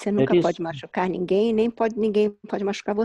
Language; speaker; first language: Portuguese; native; Portuguese